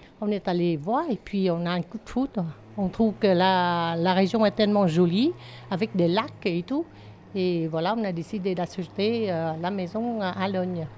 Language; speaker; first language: French; non-native, fluent; Vietnamese